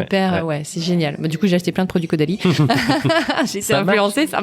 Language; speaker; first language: French; native; French